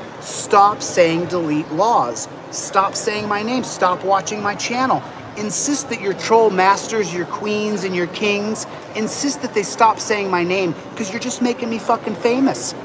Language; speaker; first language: English; native; English